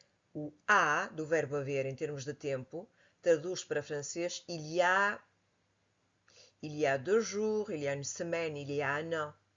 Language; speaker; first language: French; non-native, fluent; Portuguese